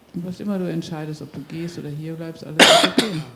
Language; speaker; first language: German; native; German